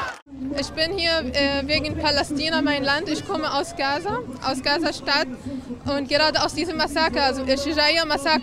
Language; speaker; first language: German; non-native, learner; Arabic